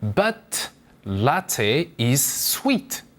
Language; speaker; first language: English; non-native, fluent; Korean